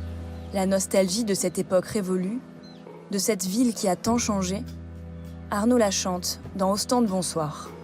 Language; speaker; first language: French; native; French